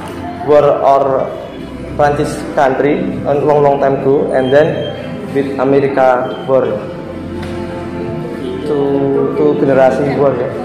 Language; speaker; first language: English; non-native, learner; Javanese